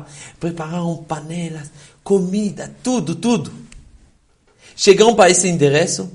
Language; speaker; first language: Portuguese; non-native, fluent; Hebrew